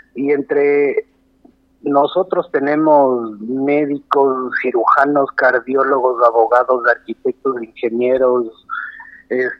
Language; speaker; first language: Spanish; native; Spanish